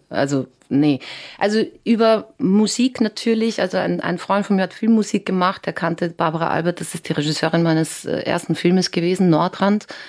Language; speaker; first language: German; early bilingual, other home language; Serbian